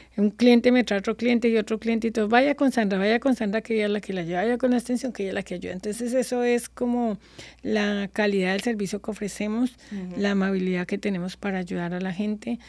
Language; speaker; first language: Spanish; native; Spanish